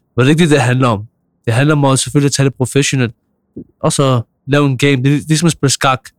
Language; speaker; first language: Danish; early bilingual, other home language; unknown